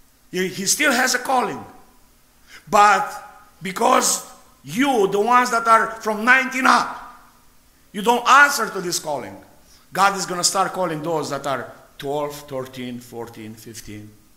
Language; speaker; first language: English; non-native, fluent; Romanian